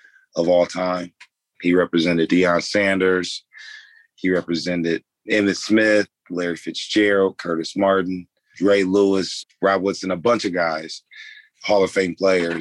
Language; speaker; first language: English; native; English